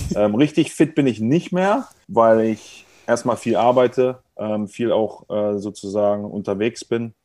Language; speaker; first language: German; native; German